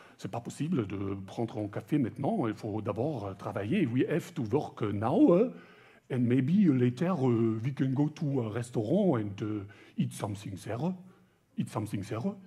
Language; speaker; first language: German; native; German